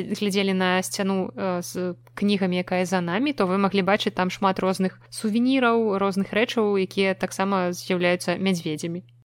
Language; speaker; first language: Belarusian; non-native, local second language; Russian